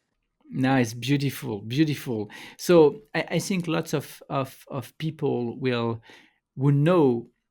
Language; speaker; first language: English; non-native, fluent; French